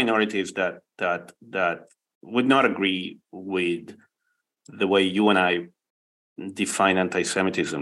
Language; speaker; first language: English; non-native, fluent; Spanish